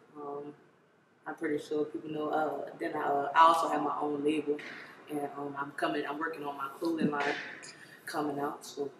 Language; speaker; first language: English; native; English